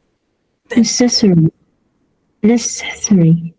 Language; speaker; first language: English; non-native, learner; Vietnamese